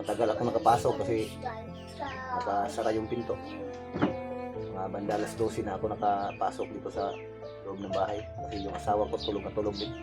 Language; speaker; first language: Filipino; non-native, local second language; Cebuano